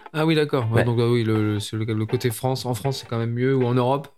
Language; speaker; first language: French; native; French